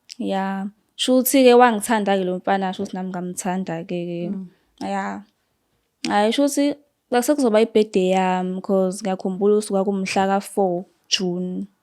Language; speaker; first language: Zulu; native; Zulu